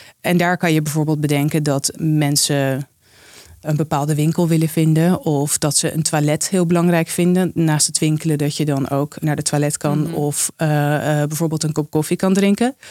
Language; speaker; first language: Dutch; native; Dutch